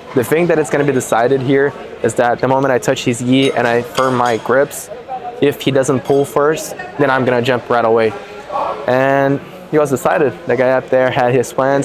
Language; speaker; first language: English; non-native, fluent; Portuguese